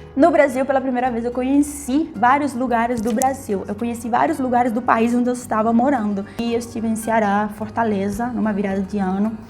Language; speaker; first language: Portuguese; non-native, fluent; Spanish